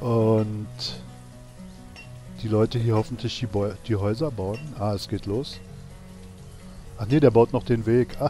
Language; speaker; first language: German; native; German